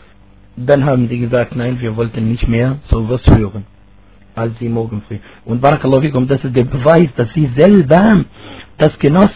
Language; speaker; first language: German; non-native, fluent; Arabic